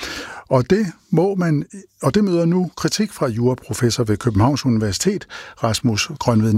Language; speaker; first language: Danish; native; Danish